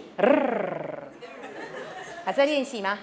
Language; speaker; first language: Italian; non-native, fluent; Chinese